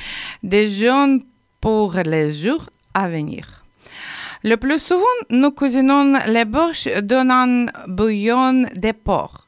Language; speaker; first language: French; non-native, learner; Ukrainian